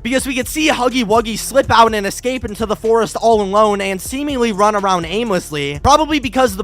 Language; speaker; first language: English; native; English